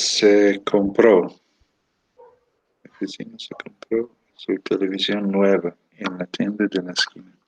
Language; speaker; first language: Spanish; non-native, learner; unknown